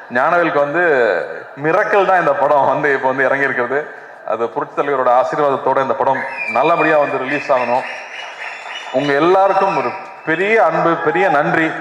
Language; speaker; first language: Tamil; native; Tamil